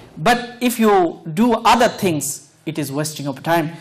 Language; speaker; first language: English; non-native, local second language; Bangla